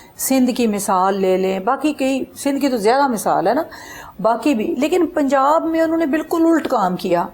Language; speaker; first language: Urdu; non-native, local second language; Punjabi